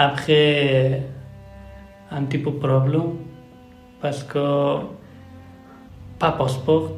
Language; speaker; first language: French; non-native, learner; Persian